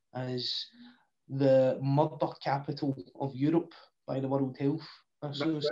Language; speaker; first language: English; native; English